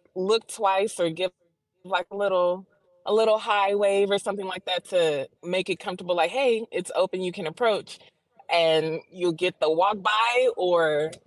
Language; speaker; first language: English; native; English